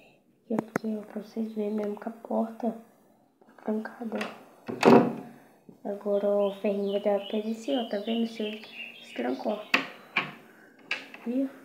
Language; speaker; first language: Portuguese; native; Portuguese